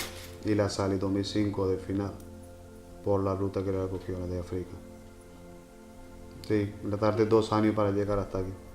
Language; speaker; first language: Spanish; non-native, learner; Punjabi